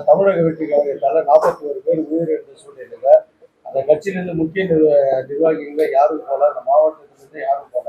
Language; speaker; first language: Tamil; native; Tamil